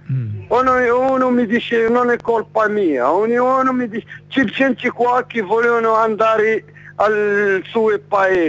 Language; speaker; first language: Italian; non-native, learner; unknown